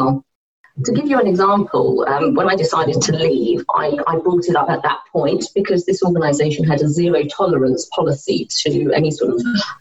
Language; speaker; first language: English; native; English